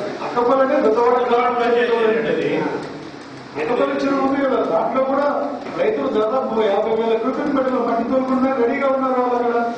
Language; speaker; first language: Telugu; native; Telugu